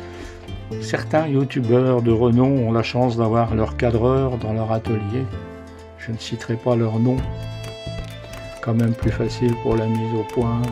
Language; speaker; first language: French; native; French